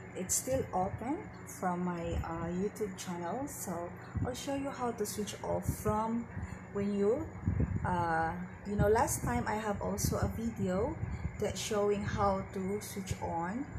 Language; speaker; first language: English; non-native, local second language; Filipino